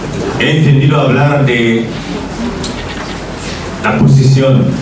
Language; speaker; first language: Spanish; non-native, fluent; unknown